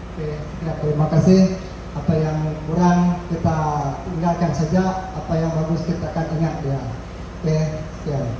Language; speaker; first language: Malay; non-native, local second language; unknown